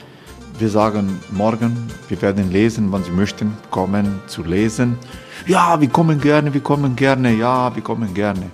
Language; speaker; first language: German; non-native, fluent; Croatian